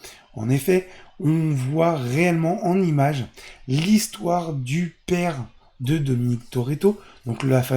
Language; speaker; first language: French; native; French